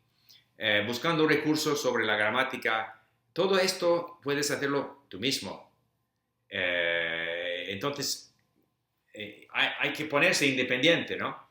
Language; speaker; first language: Spanish; non-native, fluent; English